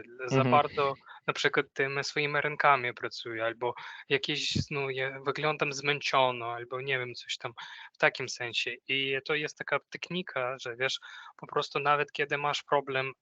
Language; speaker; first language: Polish; non-native, fluent; Ukrainian